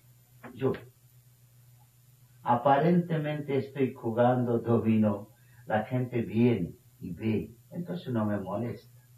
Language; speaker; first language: Spanish; non-native, fluent; Bangla